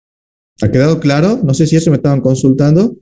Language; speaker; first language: Spanish; native; Spanish